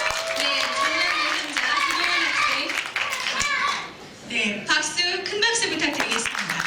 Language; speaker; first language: Korean; native; Korean